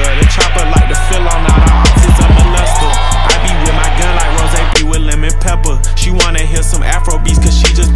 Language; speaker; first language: English; native; English